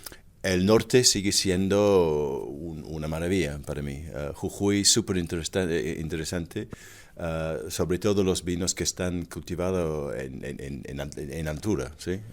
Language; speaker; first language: Spanish; non-native, fluent; English